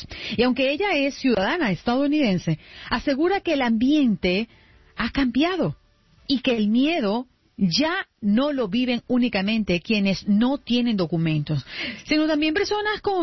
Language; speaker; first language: Spanish; native; Spanish